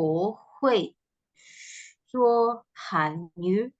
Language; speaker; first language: Chinese; non-native, learner; Indonesian